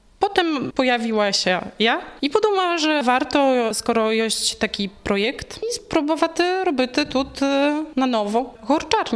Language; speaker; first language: Polish; non-native, local second language; Ukrainian